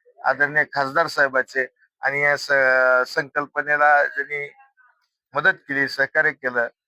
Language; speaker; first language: Marathi; native; Marathi